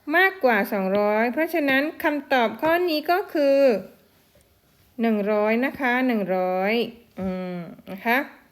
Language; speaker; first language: Thai; non-native, local second language; Malay